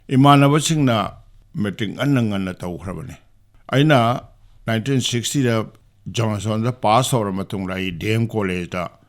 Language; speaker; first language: Manipuri; native; Manipuri